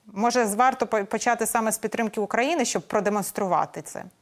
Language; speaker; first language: Ukrainian; native; Ukrainian